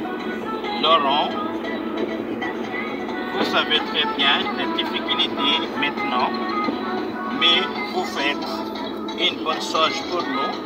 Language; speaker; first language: French; non-native, local second language; Malagasy